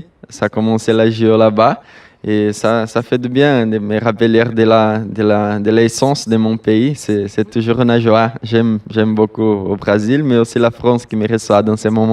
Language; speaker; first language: French; non-native, learner; Portuguese